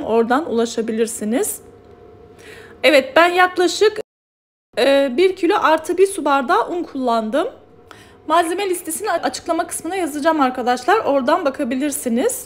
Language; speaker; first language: Turkish; native; Turkish